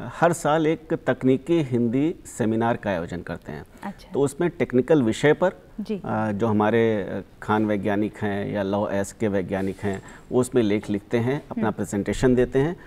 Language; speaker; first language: Hindi; native; Hindi